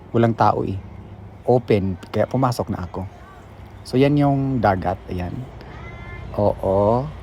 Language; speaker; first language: Filipino; non-native, local second language; Cebuano